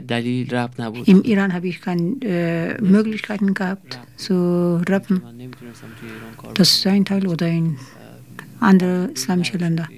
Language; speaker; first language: German; non-native, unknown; Persian